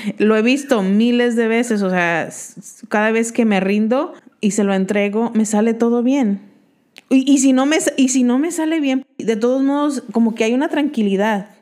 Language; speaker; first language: Spanish; early bilingual, heritage; Spanish